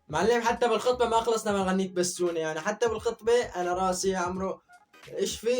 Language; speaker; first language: Arabic; native; Arabic